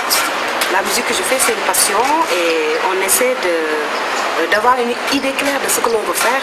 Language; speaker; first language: French; non-native, local second language; Wolof